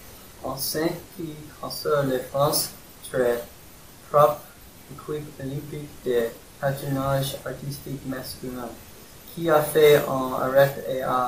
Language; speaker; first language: French; non-native, learner; English